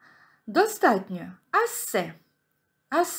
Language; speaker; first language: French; non-native, fluent; Ukrainian